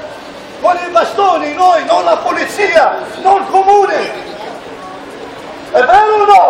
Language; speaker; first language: Italian; non-native, fluent; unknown